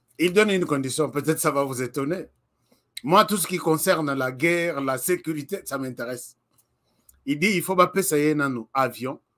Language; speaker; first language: French; non-native, local second language; Lingala